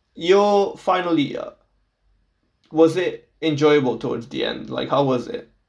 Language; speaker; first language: English; non-native, fluent; Portuguese